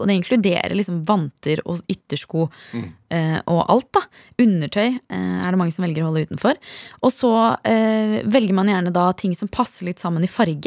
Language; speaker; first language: Norwegian; native; Norwegian